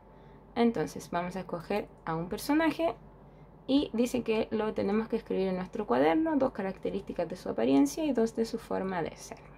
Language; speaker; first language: Spanish; native; Spanish